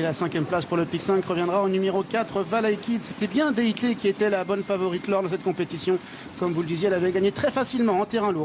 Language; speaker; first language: French; native; French